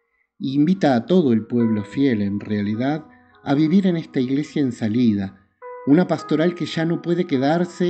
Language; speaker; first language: Spanish; native; Spanish